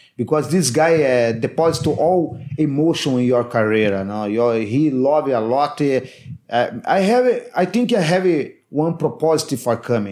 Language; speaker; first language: English; non-native, learner; Portuguese